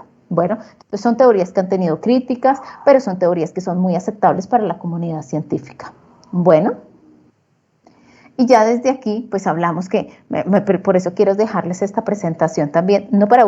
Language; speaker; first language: Spanish; native; Spanish